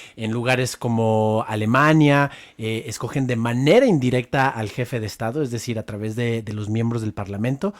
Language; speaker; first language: Spanish; native; Spanish